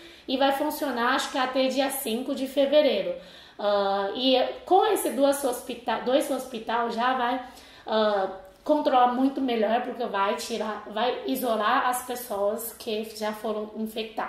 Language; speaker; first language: Portuguese; non-native, fluent; Chinese